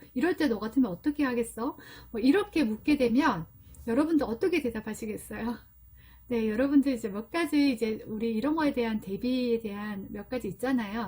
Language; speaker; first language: Korean; native; Korean